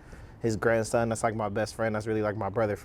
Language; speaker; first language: English; native; English